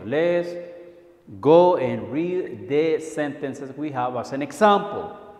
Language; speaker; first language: English; non-native, fluent; Spanish